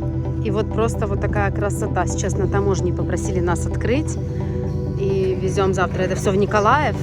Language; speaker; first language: Russian; native; Russian